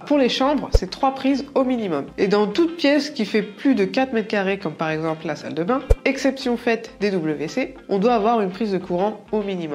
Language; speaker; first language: French; native; French